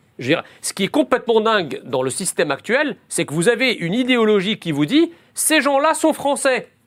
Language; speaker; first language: French; early bilingual, other home language; Arabic